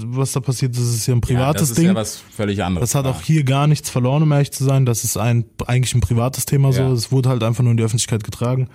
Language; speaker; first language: German; native; German